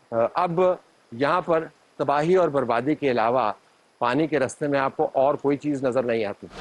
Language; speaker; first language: Urdu; native; Urdu